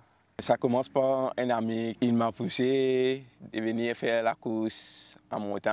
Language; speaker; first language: French; non-native, local second language; Morisyen